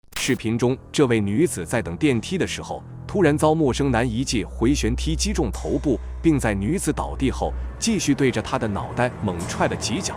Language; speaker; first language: Chinese; native; Chinese